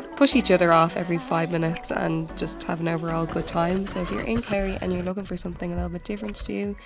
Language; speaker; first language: English; native; English